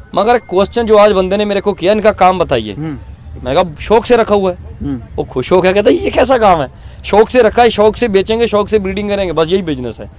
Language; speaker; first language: Hindi; native; Hindi